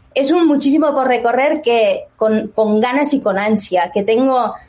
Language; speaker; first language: Spanish; native; Spanish